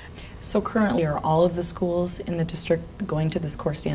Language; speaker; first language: English; native; English